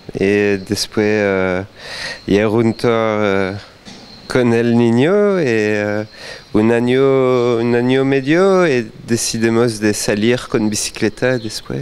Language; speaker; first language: Spanish; non-native, learner; French